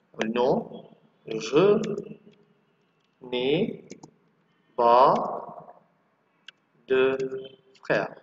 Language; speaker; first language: French; non-native, fluent; Arabic